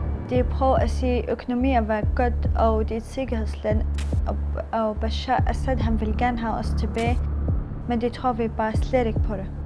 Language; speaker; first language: Danish; early bilingual, other home language; Arabic